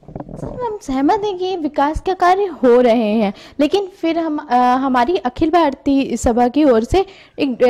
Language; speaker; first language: Hindi; native; Hindi